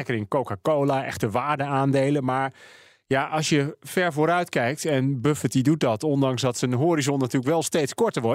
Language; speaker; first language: Dutch; native; Dutch